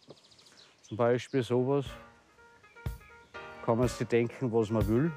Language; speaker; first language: German; native; German